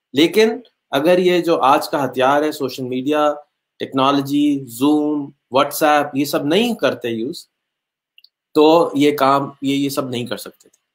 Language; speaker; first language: Urdu; native; Urdu